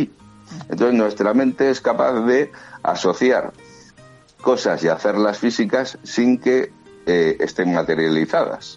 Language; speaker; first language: Spanish; native; Spanish